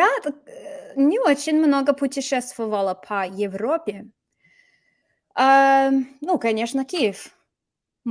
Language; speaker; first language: Russian; non-native, fluent; English